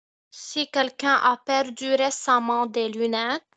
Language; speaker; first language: French; non-native, learner; Arabic